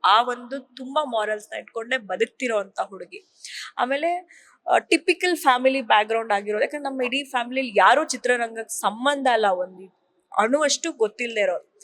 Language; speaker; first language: Kannada; native; Kannada